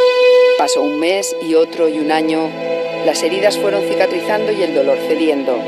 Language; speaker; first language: Spanish; native; Spanish